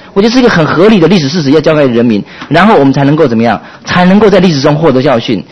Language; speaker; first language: Chinese; native; Chinese